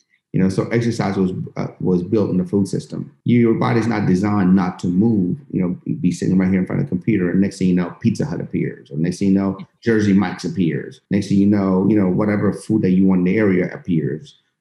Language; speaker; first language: English; early bilingual, other home language; Persian